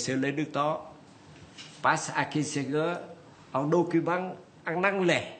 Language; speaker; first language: French; non-native, learner; Vietnamese